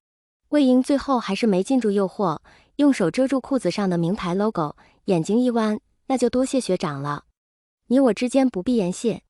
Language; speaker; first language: Chinese; native; Chinese